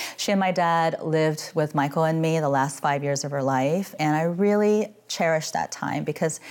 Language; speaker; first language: English; native; English